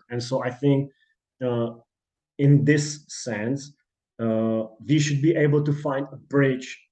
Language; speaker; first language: English; non-native, fluent; Czech